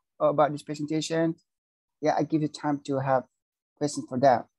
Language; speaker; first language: English; non-native, fluent; Indonesian